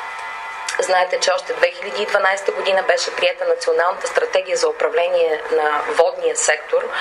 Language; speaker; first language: Bulgarian; native; Bulgarian